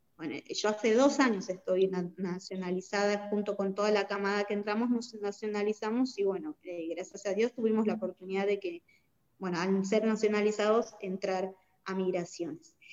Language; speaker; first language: Spanish; native; Spanish